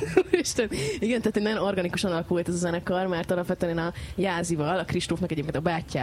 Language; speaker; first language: Hungarian; native; Hungarian